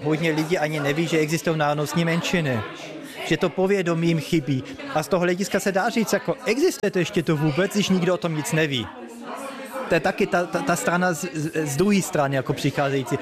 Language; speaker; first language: Czech; early bilingual, heritage; Czech